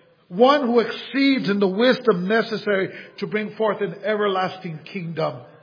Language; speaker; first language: English; native; English